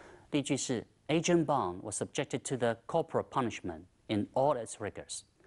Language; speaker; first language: English; non-native, fluent; Chinese